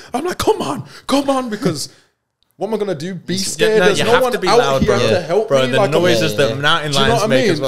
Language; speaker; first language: English; native; English